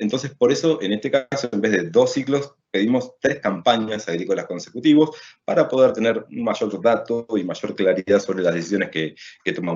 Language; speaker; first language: Spanish; native; Spanish